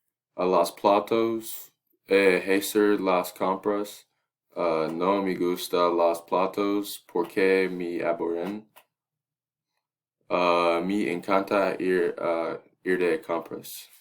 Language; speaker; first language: Spanish; non-native, learner; English